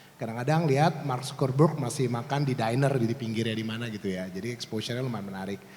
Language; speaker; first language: Indonesian; native; Indonesian